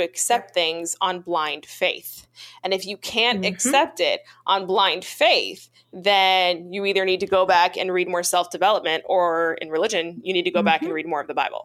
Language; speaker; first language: English; native; English